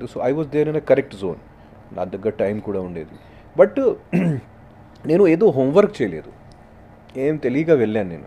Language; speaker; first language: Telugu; non-native, local second language; Hindi